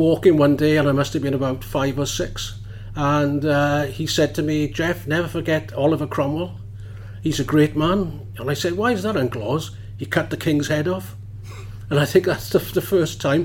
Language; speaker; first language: English; native; English